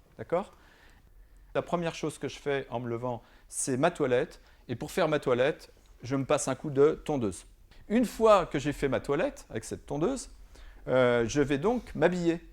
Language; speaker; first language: French; native; French